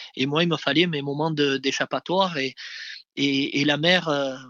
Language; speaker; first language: French; native; French